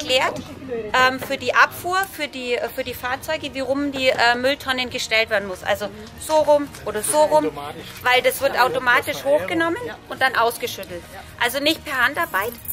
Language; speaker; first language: German; native; German